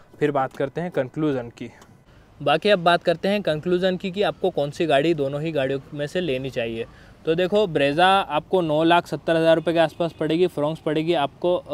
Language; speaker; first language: Hindi; native; Hindi